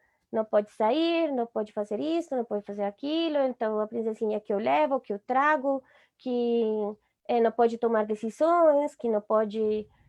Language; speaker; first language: Portuguese; non-native, fluent; Spanish